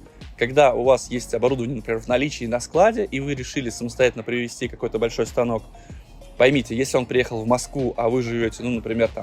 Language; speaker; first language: Russian; native; Russian